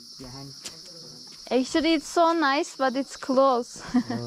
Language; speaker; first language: English; non-native, learner; Turkish